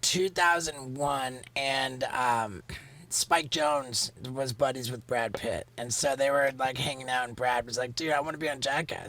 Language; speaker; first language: English; native; English